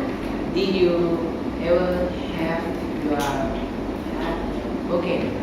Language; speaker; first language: English; non-native, learner; Thai